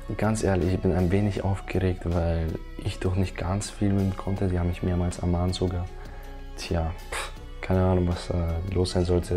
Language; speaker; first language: German; native; German